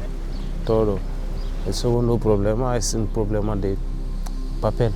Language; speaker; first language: Spanish; non-native, learner; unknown